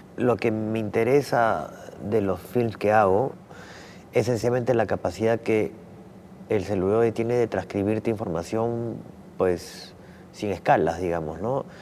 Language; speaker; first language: Spanish; native; Spanish